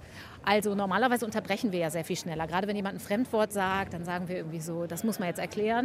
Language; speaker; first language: German; native; German